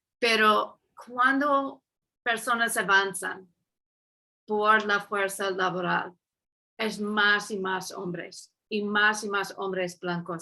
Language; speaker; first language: Spanish; non-native, fluent; English